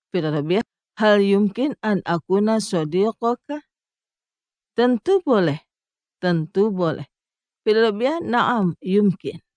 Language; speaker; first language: Arabic; non-native, fluent; Indonesian